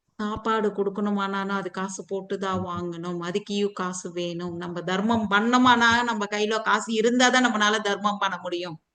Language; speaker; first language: Tamil; non-native, fluent; Telugu